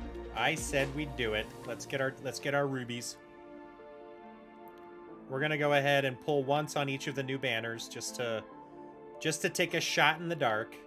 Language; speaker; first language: English; native; English